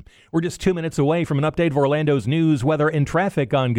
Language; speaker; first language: English; native; English